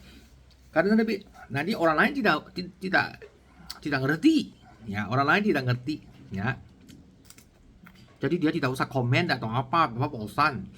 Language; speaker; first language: Indonesian; non-native, learner; Chinese